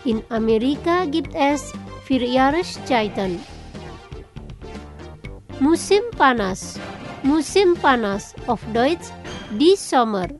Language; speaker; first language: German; non-native, fluent; Indonesian